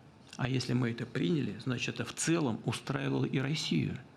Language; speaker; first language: Russian; native; Russian